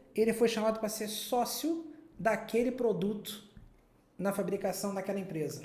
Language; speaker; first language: Portuguese; native; Portuguese